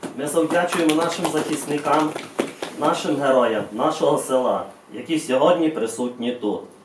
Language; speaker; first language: Ukrainian; native; Ukrainian